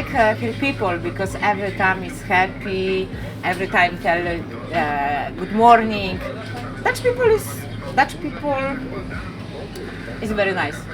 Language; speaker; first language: English; non-native, learner; Polish